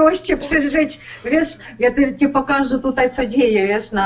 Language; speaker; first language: Polish; non-native, learner; Ukrainian